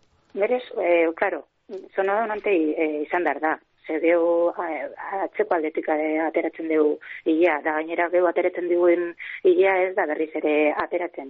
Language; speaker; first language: Basque; native; Basque